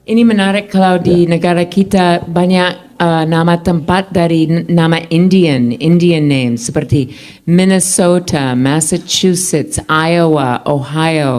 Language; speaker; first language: Indonesian; non-native, fluent; English